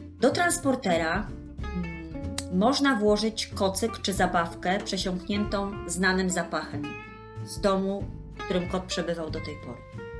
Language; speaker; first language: Polish; native; Polish